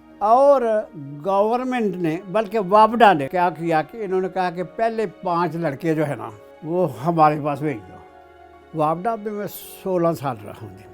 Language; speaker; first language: Urdu; non-native, local second language; Punjabi